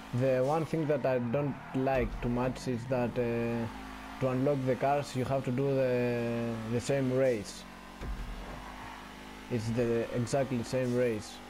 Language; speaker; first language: English; non-native, learner; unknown